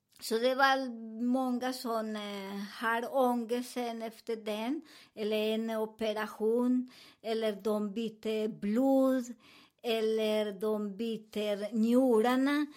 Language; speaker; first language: Swedish; non-native, learner; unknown